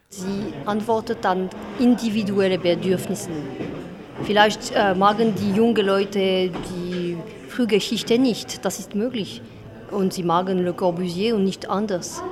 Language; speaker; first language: German; non-native, local second language; French